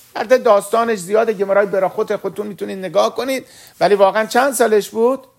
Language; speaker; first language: Persian; early bilingual, heritage; Persian